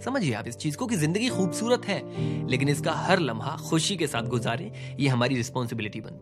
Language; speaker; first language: Hindi; native; Hindi